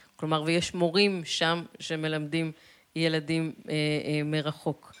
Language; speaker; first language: Hebrew; early bilingual, other home language; Russian